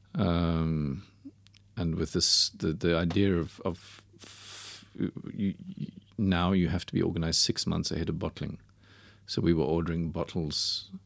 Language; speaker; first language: English; native; English